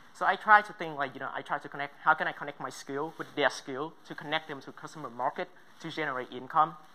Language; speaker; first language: English; non-native, fluent; Vietnamese